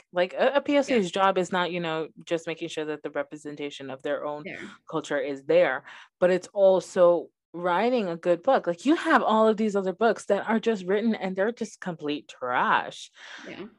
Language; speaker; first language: English; early bilingual, other home language; Spanish